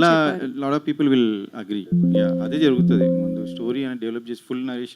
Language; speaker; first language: Telugu; native; Telugu